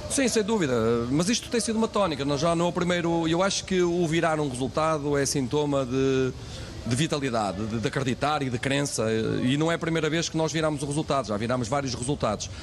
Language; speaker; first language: Portuguese; native; Portuguese